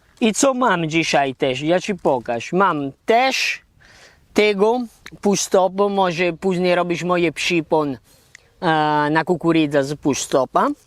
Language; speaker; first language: Polish; non-native, learner; Italian